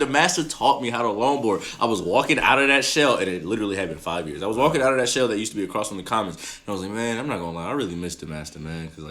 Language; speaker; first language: English; native; English